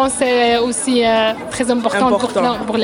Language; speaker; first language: French; non-native, learner; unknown